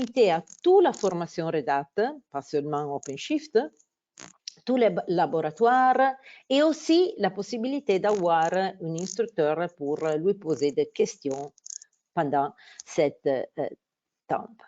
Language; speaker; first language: French; non-native, fluent; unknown